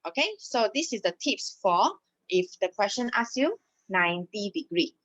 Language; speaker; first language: English; non-native, local second language; Malay